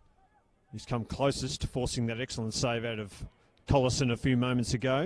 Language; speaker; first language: English; native; English